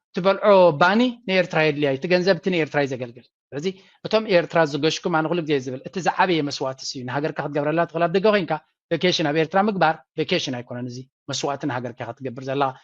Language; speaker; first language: Tigrinya; native; Tigrinya